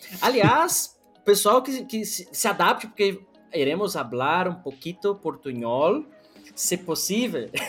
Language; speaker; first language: Portuguese; native; Portuguese